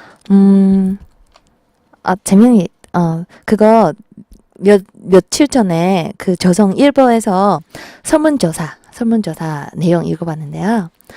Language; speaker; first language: Korean; non-native, fluent; Chinese